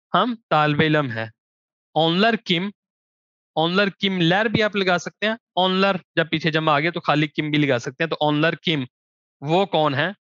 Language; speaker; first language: Urdu; non-native, local second language; Punjabi